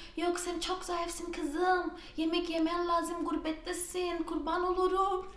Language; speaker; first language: Turkish; non-native, fluent; Portuguese